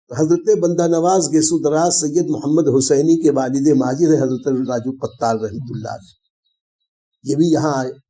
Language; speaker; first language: Urdu; native; Urdu